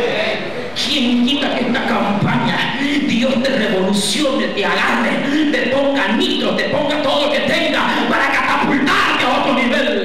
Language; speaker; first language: Spanish; native; Spanish